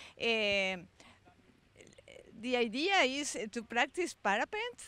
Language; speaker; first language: English; non-native, learner; Spanish